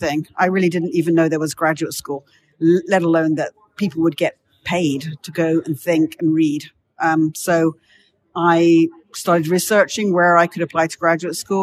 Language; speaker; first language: English; native; English